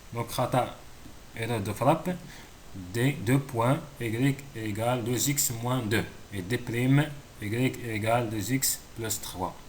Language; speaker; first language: French; non-native, local second language; Arabic